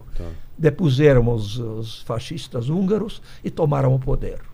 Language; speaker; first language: Portuguese; early bilingual, other home language; Hungarian